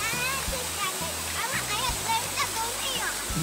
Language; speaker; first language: Turkish; early bilingual, heritage; Turkish